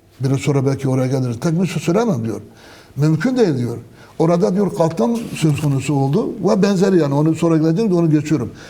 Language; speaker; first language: Turkish; non-native, local second language; Kurdish